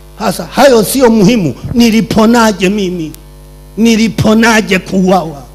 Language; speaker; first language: Swahili; non-native, local second language; Sukuma